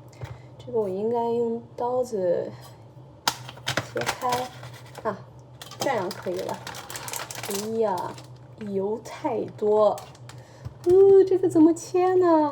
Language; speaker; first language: Chinese; early bilingual, heritage; Chinese